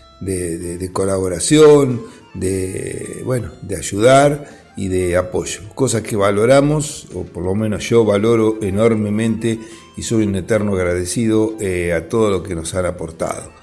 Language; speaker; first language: Spanish; native; Spanish